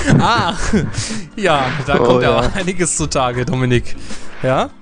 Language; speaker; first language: German; native; German